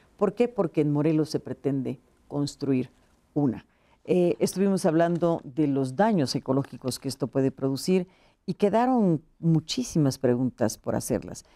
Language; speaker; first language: Spanish; native; Spanish